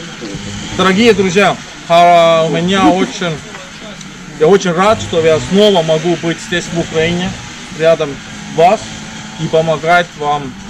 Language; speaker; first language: Russian; non-native, learner; Estonian